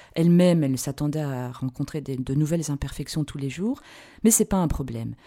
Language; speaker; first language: French; native; French